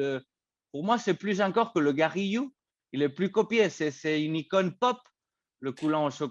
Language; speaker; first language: French; non-native, fluent; Spanish